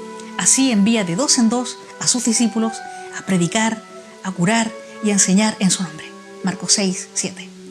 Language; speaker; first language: Spanish; native; Spanish